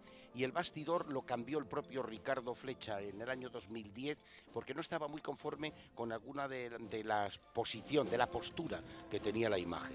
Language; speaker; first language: Spanish; native; Spanish